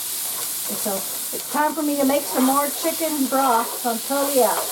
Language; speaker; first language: English; native; English